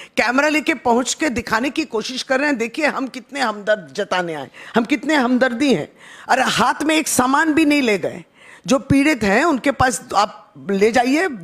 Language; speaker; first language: Hindi; non-native, local second language; Bangla